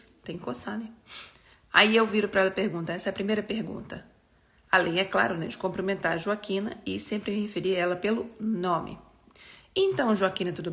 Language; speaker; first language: Portuguese; native; Portuguese